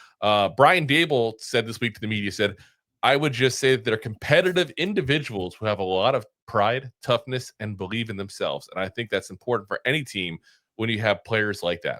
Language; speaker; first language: English; native; English